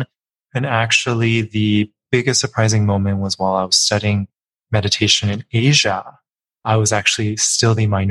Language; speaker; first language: English; native; English